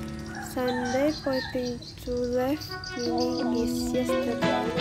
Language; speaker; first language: English; non-native, learner; Indonesian